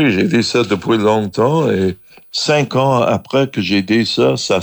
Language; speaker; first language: French; non-native, learner; English